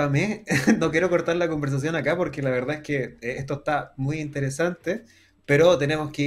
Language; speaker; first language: Spanish; native; Spanish